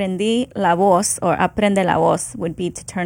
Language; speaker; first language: Spanish; early bilingual, heritage; English